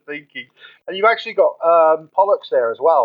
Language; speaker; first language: English; native; English